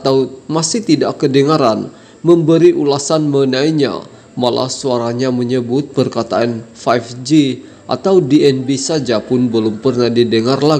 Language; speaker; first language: Malay; native; Malay